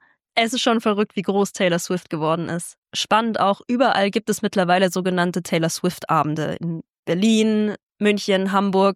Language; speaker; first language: German; native; German